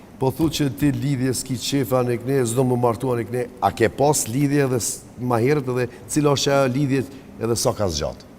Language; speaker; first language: Albanian; native; Albanian